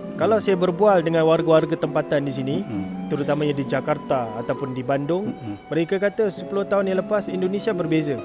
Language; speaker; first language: Malay; native; Malay